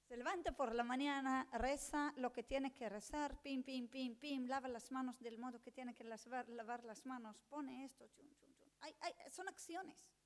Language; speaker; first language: Spanish; non-native, fluent; Hebrew